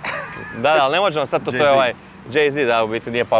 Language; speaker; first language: Serbian; native; Serbian